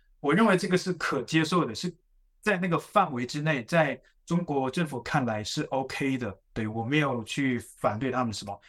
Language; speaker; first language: Chinese; native; Chinese